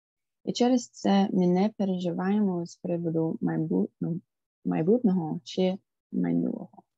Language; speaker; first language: Ukrainian; non-native, fluent; English